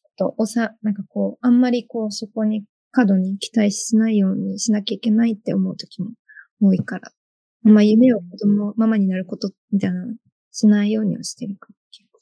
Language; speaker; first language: Japanese; early bilingual, other home language; Chinese